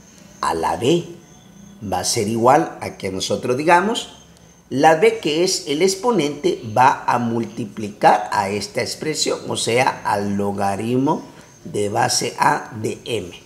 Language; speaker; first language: Spanish; native; Spanish